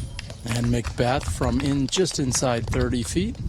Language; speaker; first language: English; native; English